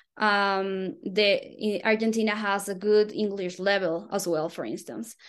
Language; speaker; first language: English; non-native, fluent; Spanish